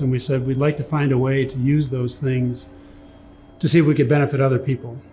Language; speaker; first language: English; native; English